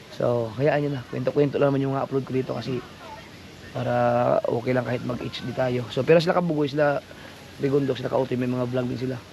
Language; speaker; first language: Filipino; non-native, local second language; Cebuano